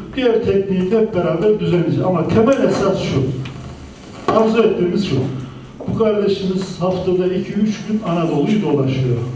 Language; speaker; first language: Turkish; native; Turkish